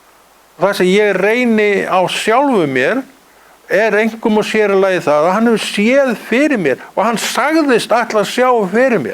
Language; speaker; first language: Icelandic; native; Icelandic